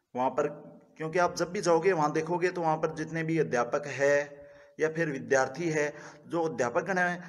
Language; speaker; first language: Hindi; native; Hindi